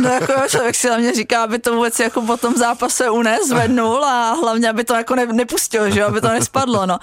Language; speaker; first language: Czech; native; Czech